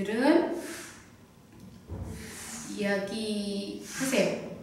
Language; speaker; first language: Korean; non-native, fluent; Indonesian